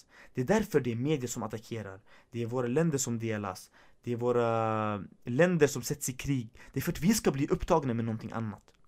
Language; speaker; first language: Swedish; early bilingual, other home language; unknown